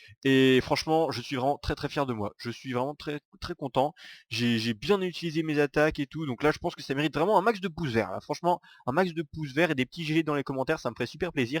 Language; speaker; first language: French; native; French